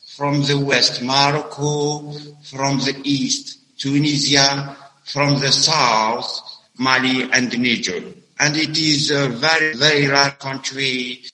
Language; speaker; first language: English; non-native, learner; Arabic